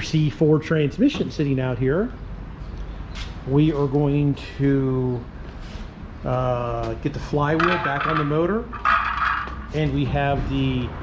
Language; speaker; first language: English; native; English